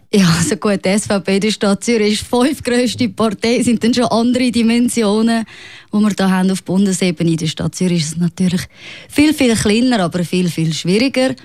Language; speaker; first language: German; early bilingual, other home language; Swiss German